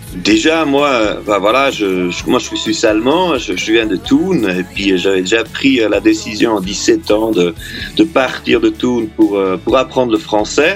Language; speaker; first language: French; native; French